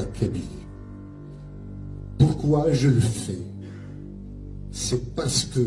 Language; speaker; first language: French; non-native, local second language; Kabyle